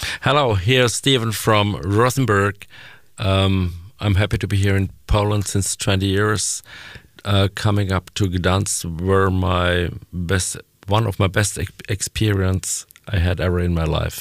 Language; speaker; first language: English; non-native, learner; German